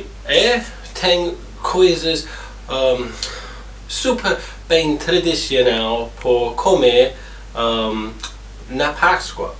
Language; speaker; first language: Portuguese; non-native, learner; English